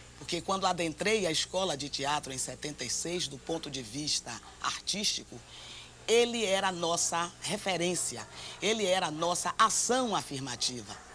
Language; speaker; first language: Portuguese; native; Portuguese